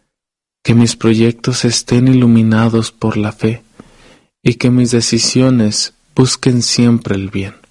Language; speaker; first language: Spanish; native; Spanish